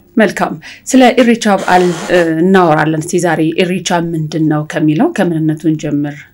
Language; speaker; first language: Amharic; native; Amharic